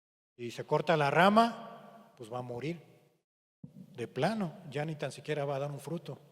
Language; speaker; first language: Spanish; native; Spanish